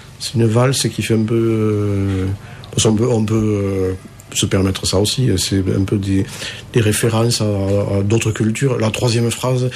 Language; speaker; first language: French; native; French